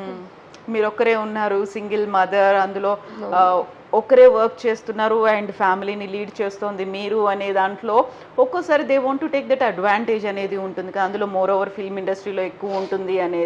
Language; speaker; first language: Telugu; native; Telugu